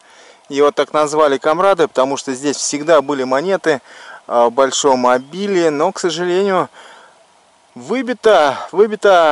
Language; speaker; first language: Russian; native; Russian